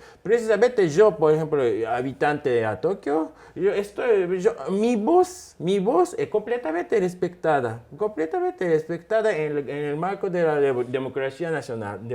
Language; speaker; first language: Spanish; non-native, fluent; Japanese